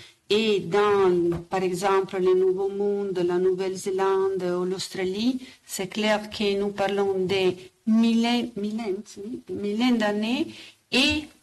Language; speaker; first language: French; non-native, fluent; Italian